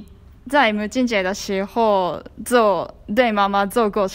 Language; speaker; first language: Chinese; non-native, learner; Japanese